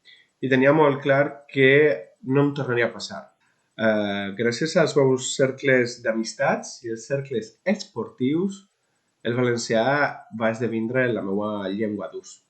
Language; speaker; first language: Catalan; non-native, local second language; Spanish